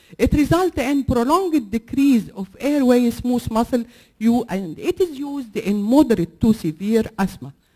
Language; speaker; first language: English; non-native, fluent; Arabic